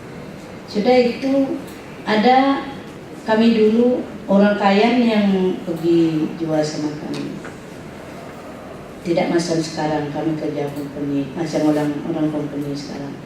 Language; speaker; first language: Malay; non-native, local second language; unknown